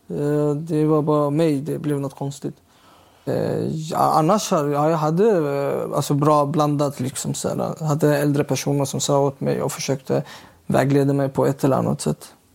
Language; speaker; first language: Swedish; early bilingual, other home language; Uyghur